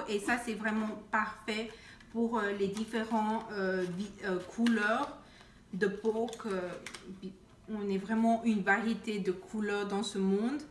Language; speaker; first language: French; non-native, fluent; Spanish